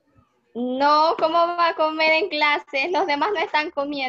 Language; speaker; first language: Spanish; native; Spanish